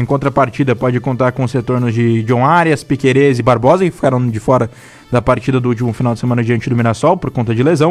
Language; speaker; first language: Portuguese; native; Portuguese